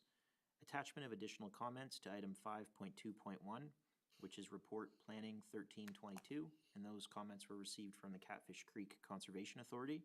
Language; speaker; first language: English; native; English